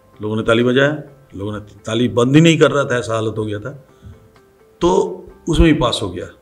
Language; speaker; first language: Hindi; non-native, local second language; Bangla